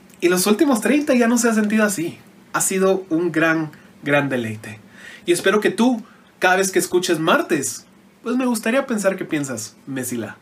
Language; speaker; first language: Spanish; native; Spanish